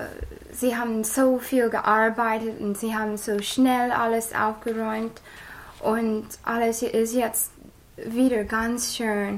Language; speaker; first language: German; non-native, fluent; English